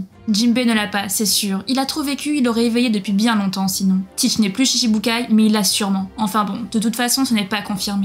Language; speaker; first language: French; native; French